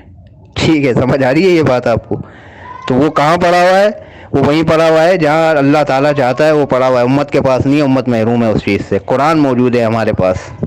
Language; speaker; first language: Urdu; native; Urdu